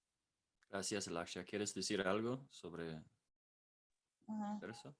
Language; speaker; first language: Spanish; non-native, fluent; English